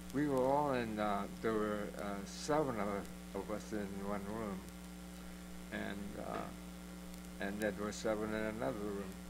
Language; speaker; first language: English; native; English